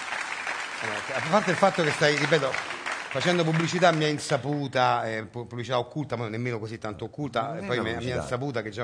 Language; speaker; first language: Italian; native; Italian